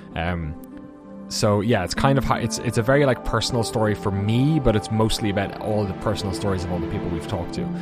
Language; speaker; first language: English; native; English